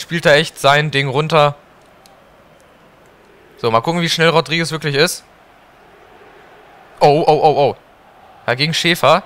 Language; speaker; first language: German; native; German